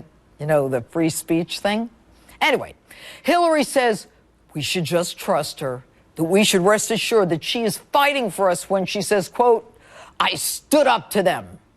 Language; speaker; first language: English; native; English